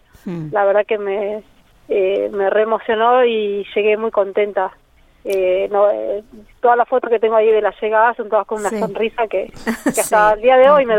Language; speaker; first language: Spanish; native; Spanish